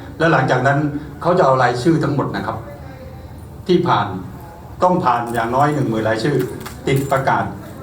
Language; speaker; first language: Thai; native; Thai